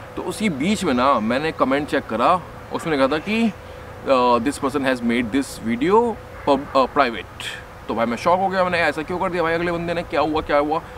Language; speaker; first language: Hindi; native; Hindi